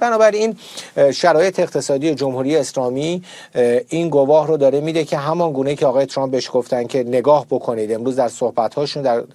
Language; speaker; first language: Persian; native; Persian